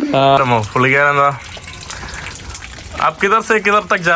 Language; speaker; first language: Hindi; non-native, local second language; Malayalam